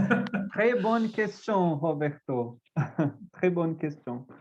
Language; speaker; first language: French; non-native, fluent; Portuguese